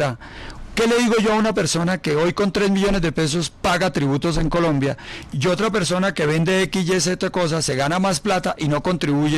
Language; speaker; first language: Spanish; native; Spanish